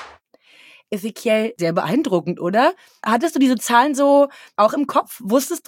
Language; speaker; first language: German; native; German